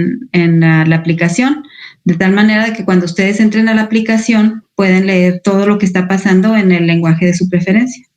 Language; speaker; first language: Spanish; native; Spanish